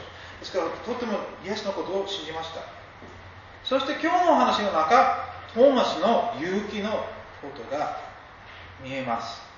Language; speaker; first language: Japanese; non-native, fluent; English